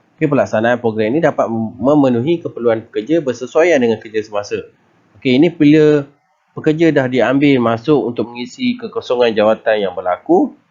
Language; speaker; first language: Malay; native; Malay